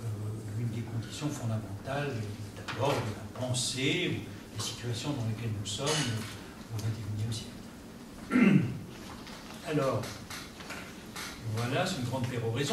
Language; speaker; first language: French; native; French